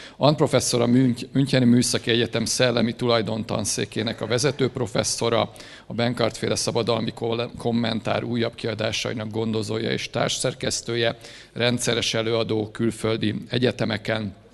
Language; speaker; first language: Hungarian; native; Hungarian